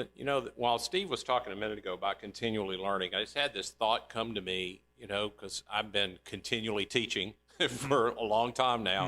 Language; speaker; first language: English; native; English